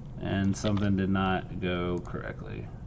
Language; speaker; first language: English; native; English